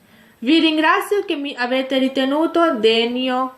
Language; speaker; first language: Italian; non-native, fluent; Urdu